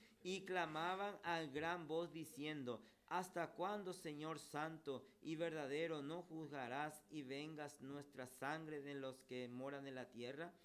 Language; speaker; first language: Spanish; native; Spanish